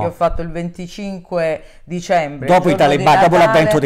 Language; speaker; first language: Italian; native; Italian